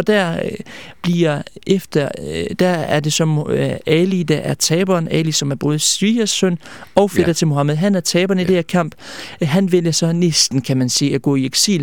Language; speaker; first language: Danish; early bilingual, other home language; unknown